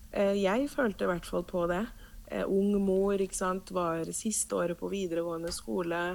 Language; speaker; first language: Norwegian; early bilingual, other home language; Spanish